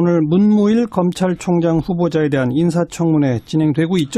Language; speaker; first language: Korean; native; Korean